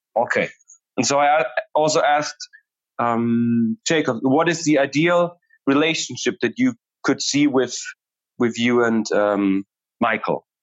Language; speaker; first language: English; non-native, fluent; German